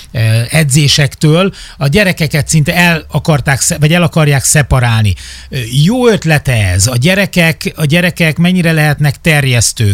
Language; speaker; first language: Hungarian; native; Hungarian